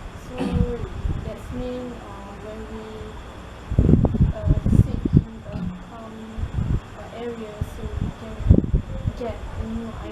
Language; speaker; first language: English; non-native, learner; Malay